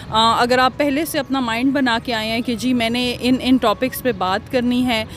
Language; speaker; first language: Urdu; native; Urdu